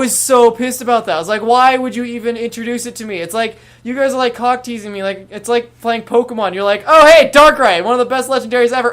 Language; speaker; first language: English; native; English